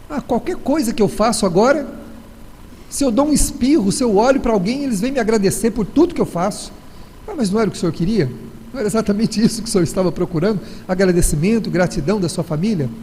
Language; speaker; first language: Portuguese; native; Portuguese